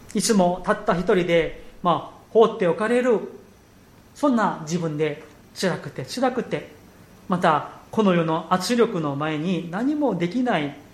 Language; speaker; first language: Japanese; non-native, fluent; Korean